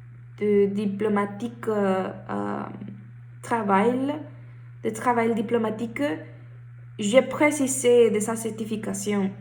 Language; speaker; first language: French; non-native, learner; Spanish